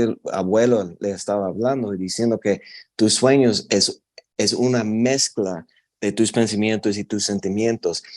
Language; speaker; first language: Spanish; non-native, fluent; English